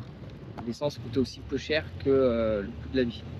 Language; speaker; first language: French; native; French